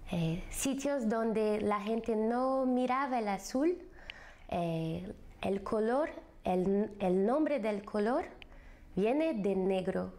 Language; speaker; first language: Spanish; non-native, fluent; Portuguese